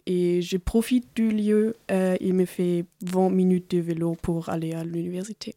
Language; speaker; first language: French; non-native, learner; German